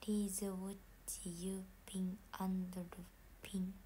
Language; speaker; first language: English; non-native, learner; Japanese